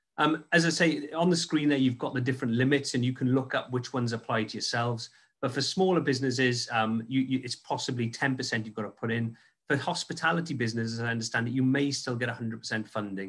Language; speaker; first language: English; native; English